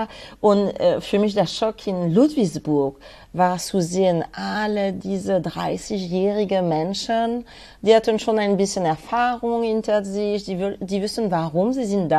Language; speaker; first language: German; non-native, fluent; French